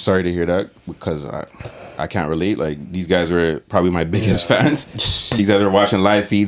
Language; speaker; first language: English; native; English